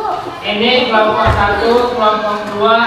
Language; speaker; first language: Indonesian; native; Indonesian